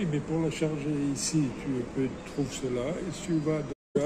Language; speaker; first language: French; non-native, fluent; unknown